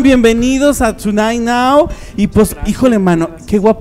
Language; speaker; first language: Spanish; native; Spanish